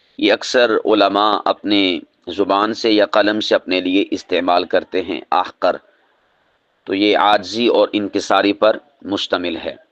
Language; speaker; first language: Urdu; native; Urdu